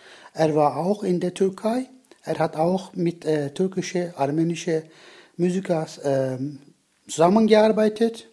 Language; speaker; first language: German; non-native, learner; Turkish